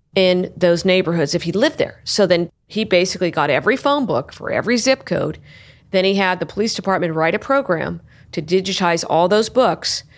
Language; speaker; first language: English; native; English